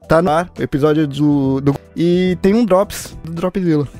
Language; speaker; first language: Portuguese; native; Portuguese